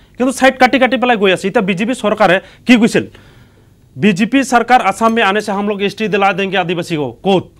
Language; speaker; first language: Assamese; non-native, local second language; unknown